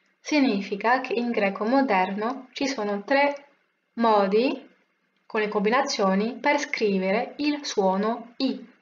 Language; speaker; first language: Italian; non-native, fluent; French